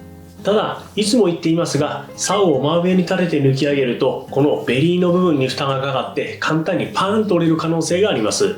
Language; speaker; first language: Japanese; native; Japanese